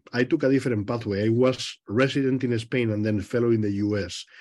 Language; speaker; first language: English; non-native, fluent; Spanish